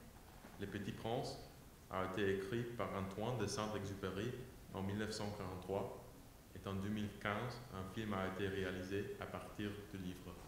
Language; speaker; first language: French; non-native, learner; English